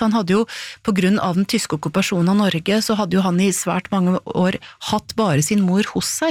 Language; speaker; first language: Norwegian; native; Norwegian